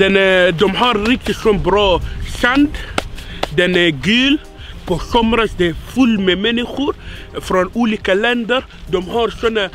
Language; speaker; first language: Swedish; non-native, fluent; Arabic